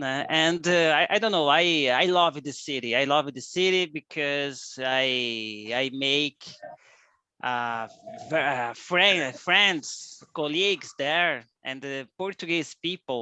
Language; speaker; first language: English; non-native, learner; Portuguese